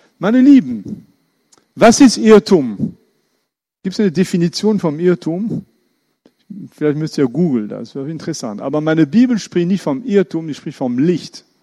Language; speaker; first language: German; non-native, fluent; French